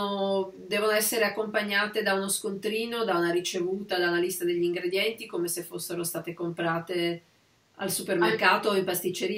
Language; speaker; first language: Italian; native; Italian